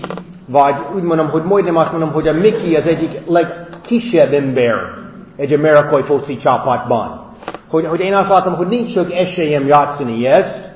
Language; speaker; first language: Hungarian; non-native, fluent; English